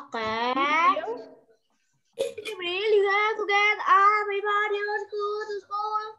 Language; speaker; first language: English; non-native, fluent; Indonesian